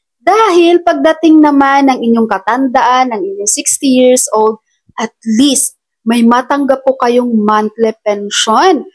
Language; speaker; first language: Filipino; non-native, local second language; Cebuano